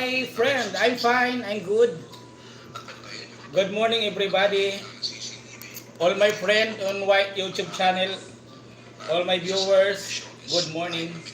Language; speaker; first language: English; non-native, local second language; Filipino